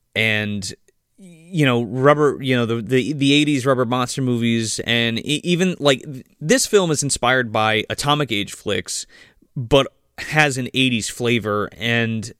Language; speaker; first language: English; native; English